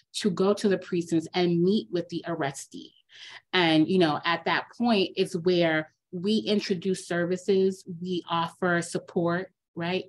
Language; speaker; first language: English; native; English